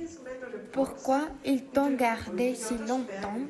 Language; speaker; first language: French; non-native, learner; Spanish